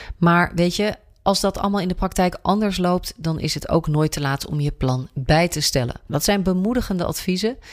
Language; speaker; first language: Dutch; native; Dutch